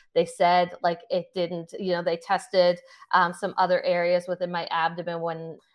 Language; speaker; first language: English; native; English